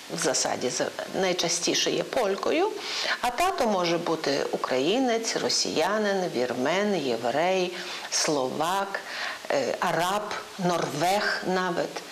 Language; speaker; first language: Ukrainian; non-native, local second language; Polish